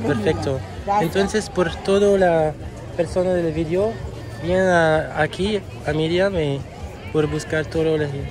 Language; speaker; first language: Spanish; non-native, learner; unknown